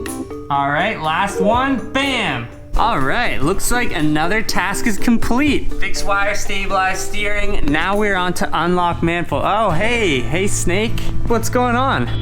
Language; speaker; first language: English; native; English